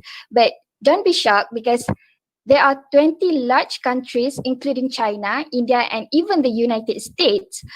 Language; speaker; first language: English; non-native, local second language; Malay